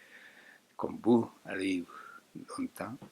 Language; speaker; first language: French; non-native, fluent; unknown